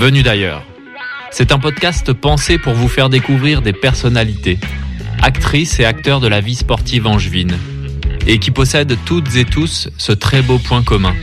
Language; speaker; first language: French; native; French